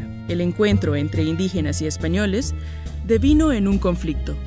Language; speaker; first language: Spanish; native; Spanish